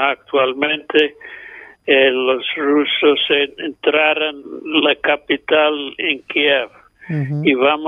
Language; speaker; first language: Spanish; non-native, fluent; English